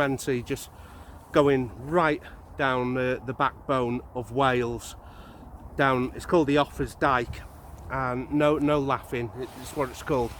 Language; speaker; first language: English; native; English